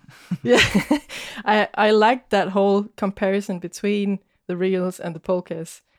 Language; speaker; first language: English; non-native, fluent; Danish